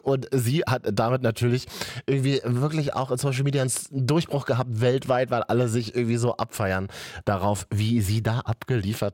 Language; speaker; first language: German; native; German